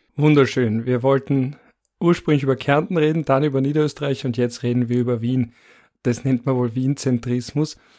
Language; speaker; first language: German; native; German